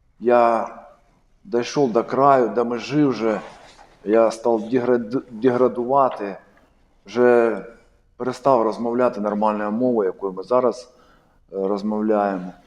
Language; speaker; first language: Ukrainian; non-native, local second language; Russian